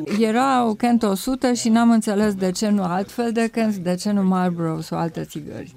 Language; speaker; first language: Romanian; non-native, fluent; German